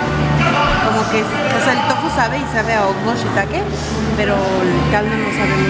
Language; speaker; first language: Spanish; native; Spanish